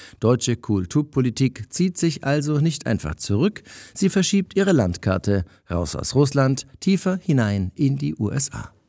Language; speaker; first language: German; native; German